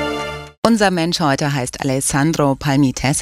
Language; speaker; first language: German; native; German